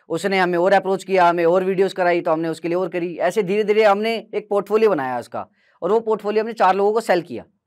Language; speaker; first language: Hindi; native; Hindi